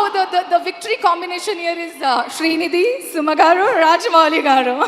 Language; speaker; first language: Telugu; non-native, learner; Kannada